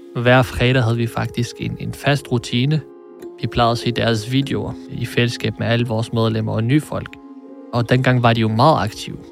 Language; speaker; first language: Danish; early bilingual, other home language; Arabic